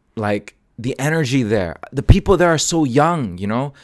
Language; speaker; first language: English; non-native, local second language; Cantonese